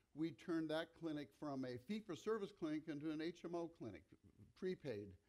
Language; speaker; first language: English; native; English